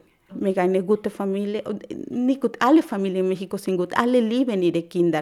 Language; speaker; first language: German; non-native, learner; Spanish